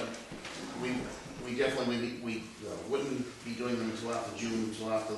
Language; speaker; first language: English; native; English